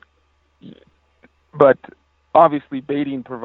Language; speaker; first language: English; native; English